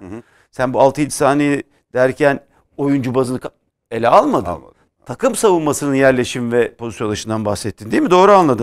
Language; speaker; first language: Turkish; native; Turkish